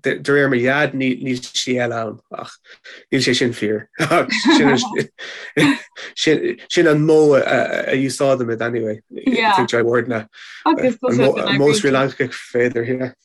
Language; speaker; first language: Irish; non-native, local second language; English